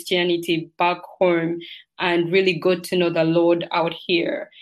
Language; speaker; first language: English; non-native, local second language; Ganda